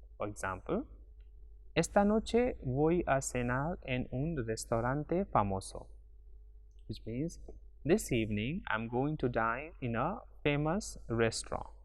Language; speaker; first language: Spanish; non-native, fluent; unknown